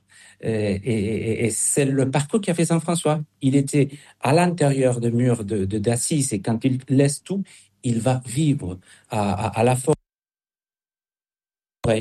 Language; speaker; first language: French; non-native, fluent; Spanish